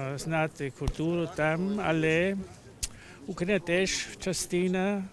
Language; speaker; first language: Ukrainian; non-native, learner; German